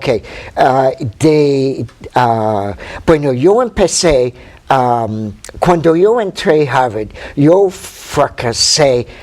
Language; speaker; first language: Spanish; non-native, fluent; English